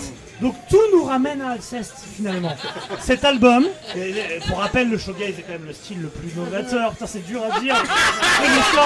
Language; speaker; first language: French; native; French